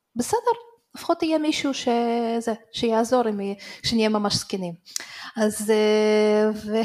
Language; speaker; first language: Hebrew; early bilingual, other home language; Russian